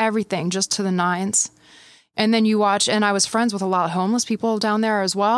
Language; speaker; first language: English; native; English